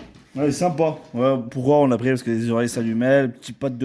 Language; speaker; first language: French; native; French